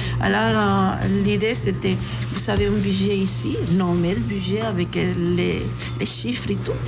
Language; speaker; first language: French; non-native, fluent; Spanish